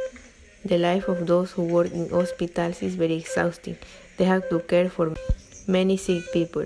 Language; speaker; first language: English; non-native, learner; Spanish